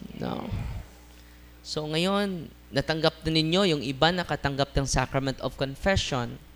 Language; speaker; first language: Filipino; non-native, local second language; Cebuano